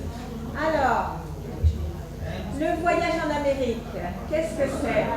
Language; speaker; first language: French; non-native, fluent; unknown